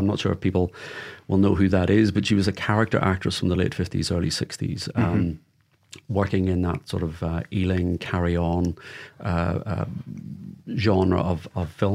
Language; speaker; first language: English; native; English